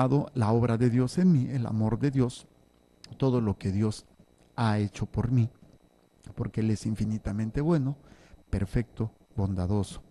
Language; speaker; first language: Spanish; native; Spanish